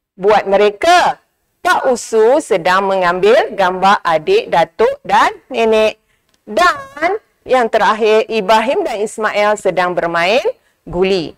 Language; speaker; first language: Malay; native; Malay